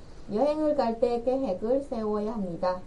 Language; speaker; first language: Korean; non-native, fluent; Vietnamese